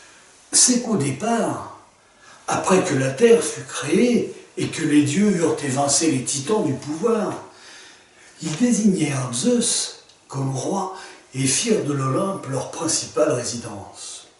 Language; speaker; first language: French; native; French